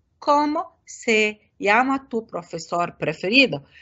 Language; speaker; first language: Spanish; non-native, fluent; Arabic